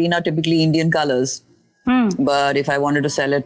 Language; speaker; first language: English; non-native, local second language; Hindi